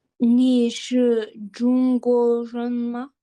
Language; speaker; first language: Chinese; non-native, learner; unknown